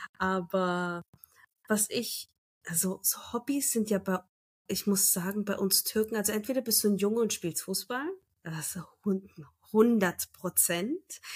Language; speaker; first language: German; early bilingual, other home language; Turkish